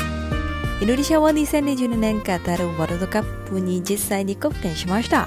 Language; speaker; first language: Japanese; non-native, fluent; Indonesian